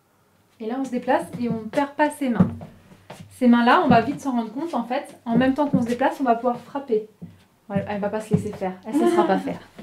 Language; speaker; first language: French; native; French